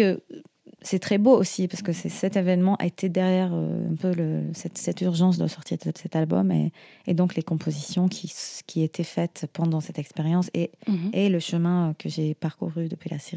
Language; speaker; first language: French; non-native, fluent; Arabic